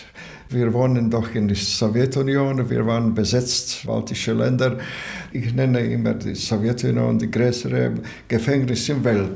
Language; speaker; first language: German; non-native, learner; Latvian